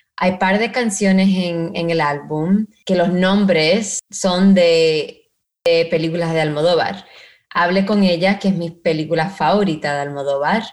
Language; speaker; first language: Spanish; early bilingual, heritage; Spanish